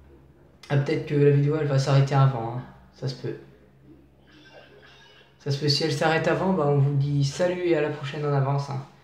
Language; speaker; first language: French; native; French